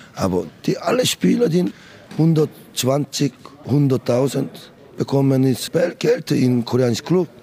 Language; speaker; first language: German; non-native, learner; Korean